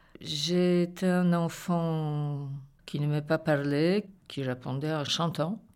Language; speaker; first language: French; non-native, fluent; Polish